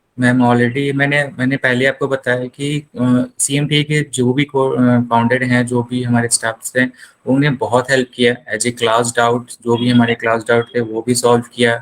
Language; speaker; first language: Hindi; native; Hindi